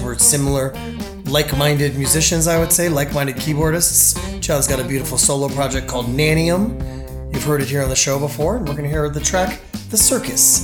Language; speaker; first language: English; native; English